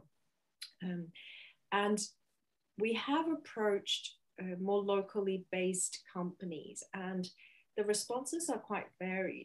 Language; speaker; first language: English; non-native, local second language; Cantonese